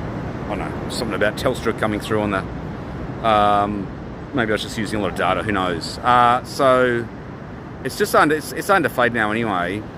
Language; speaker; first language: English; native; English